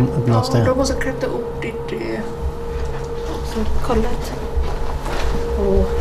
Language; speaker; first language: Swedish; non-native, learner; Thai